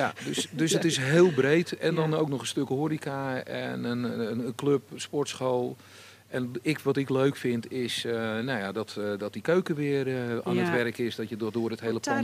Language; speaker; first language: Dutch; native; Dutch